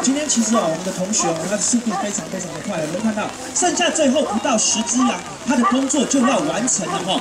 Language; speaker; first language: Chinese; native; Chinese